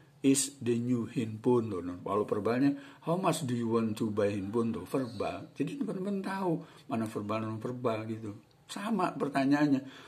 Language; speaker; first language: English; non-native, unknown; Indonesian